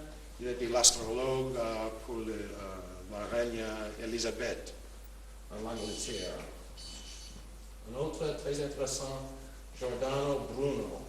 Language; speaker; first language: French; non-native, fluent; English